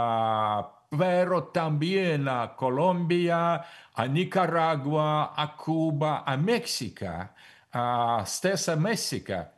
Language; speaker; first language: Spanish; non-native, fluent; Russian